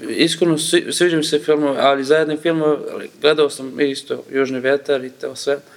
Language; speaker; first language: Serbian; non-native, learner; Kurdish